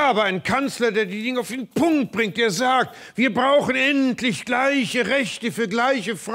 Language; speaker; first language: German; native; German